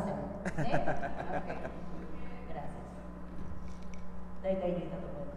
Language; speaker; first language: Spanish; non-native, fluent; Japanese